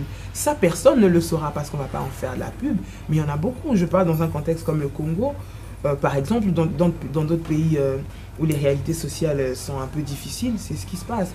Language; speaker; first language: French; non-native, local second language; Lingala